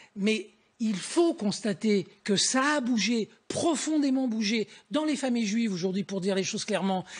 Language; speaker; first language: French; native; French